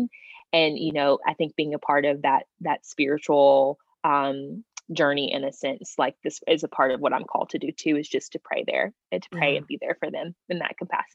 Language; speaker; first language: English; native; English